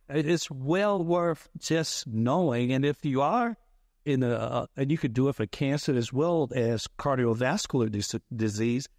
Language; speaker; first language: English; native; English